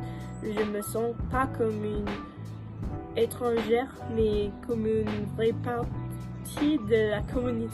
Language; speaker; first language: French; non-native, learner; English